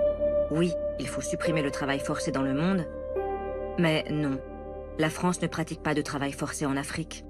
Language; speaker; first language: French; native; French